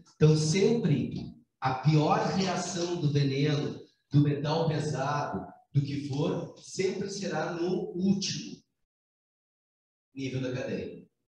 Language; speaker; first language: Portuguese; native; Portuguese